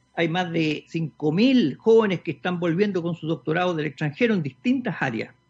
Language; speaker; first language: Spanish; native; Spanish